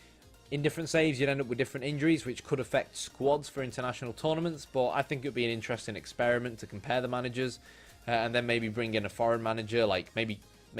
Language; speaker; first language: English; native; English